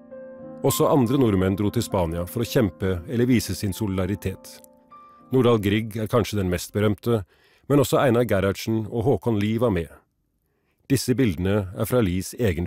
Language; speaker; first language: Norwegian; native; Norwegian